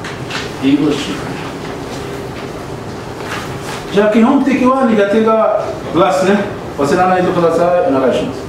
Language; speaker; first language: Japanese; non-native, learner; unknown